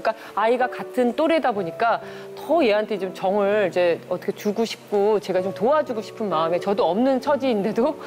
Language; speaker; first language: Korean; native; Korean